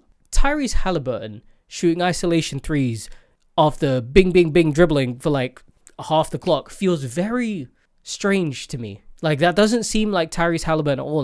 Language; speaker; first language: English; native; English